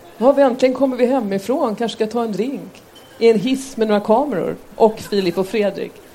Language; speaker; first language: Swedish; native; Swedish